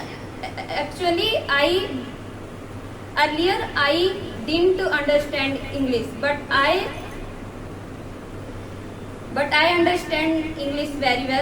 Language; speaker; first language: English; non-native, learner; Hindi